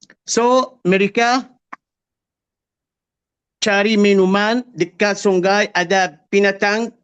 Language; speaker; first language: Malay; non-native, fluent; Arabic